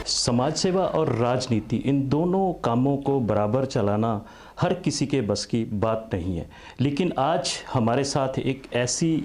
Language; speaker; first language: Hindi; non-native, local second language; Punjabi